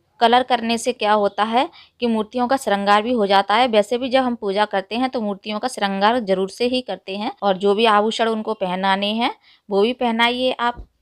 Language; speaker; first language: Hindi; native; Hindi